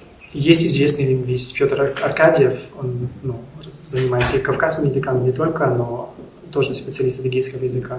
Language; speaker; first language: Russian; non-native, fluent; German